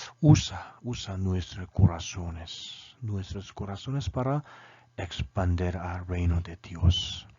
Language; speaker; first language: Spanish; non-native, learner; Korean